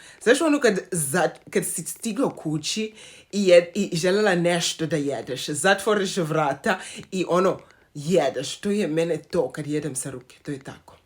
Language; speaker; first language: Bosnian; non-native, learner; Zulu